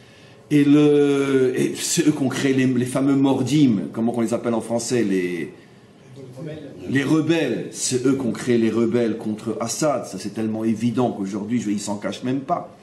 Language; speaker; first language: French; native; French